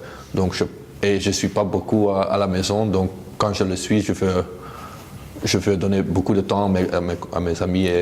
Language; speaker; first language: French; non-native, local second language; Dutch